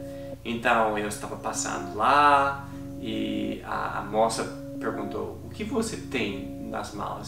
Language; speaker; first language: Portuguese; non-native, fluent; English